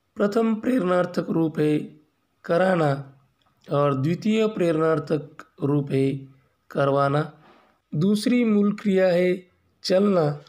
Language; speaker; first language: Hindi; non-native, local second language; Marathi